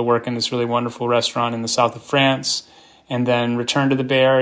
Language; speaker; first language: English; native; English